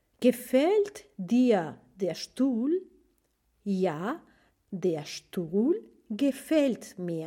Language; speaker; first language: German; non-native, fluent; Spanish